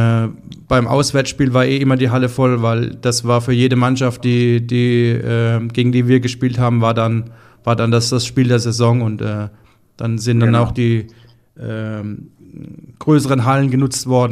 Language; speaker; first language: German; native; German